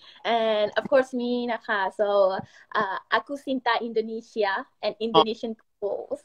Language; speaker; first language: English; non-native, learner; Thai